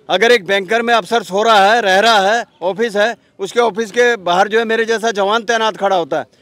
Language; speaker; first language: Hindi; native; Hindi